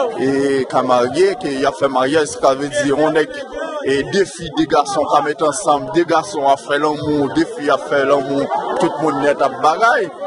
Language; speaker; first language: French; non-native, local second language; Haitian Creole